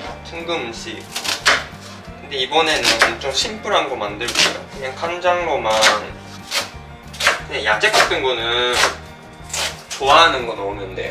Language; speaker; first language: Korean; non-native, fluent; Japanese